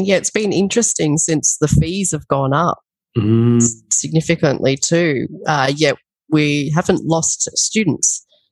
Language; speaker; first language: English; native; English